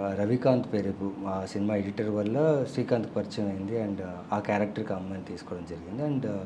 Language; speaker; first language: Telugu; non-native, local second language; Tamil